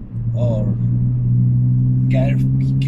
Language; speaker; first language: English; non-native, learner; Czech